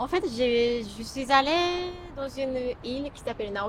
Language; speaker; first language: French; non-native, fluent; Japanese